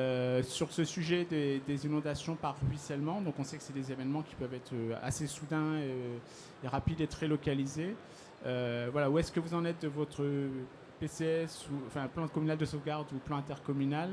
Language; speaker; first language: French; native; French